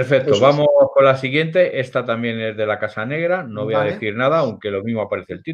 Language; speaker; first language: Spanish; native; Spanish